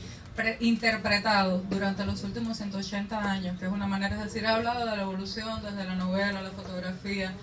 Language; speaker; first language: Spanish; native; Spanish